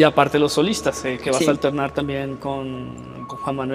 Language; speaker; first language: Spanish; native; Spanish